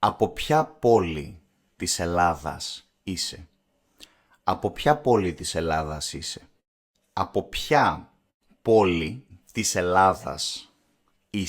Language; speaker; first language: Greek; non-native, learner; English